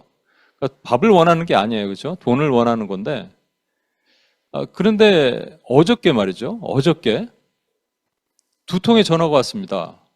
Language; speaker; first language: Korean; native; Korean